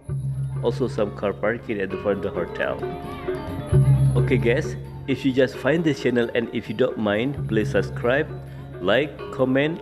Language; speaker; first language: English; non-native, learner; Indonesian